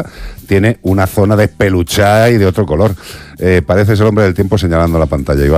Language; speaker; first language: Spanish; native; Spanish